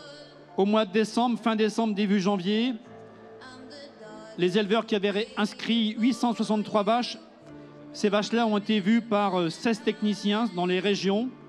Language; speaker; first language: French; native; French